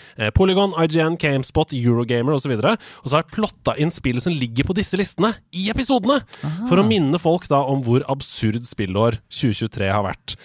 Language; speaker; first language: Norwegian; native; Norwegian